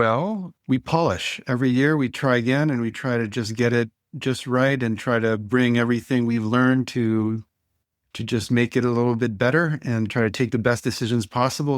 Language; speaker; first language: English; non-native, fluent; French